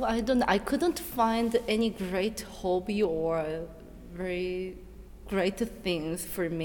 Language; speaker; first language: English; non-native, learner; Korean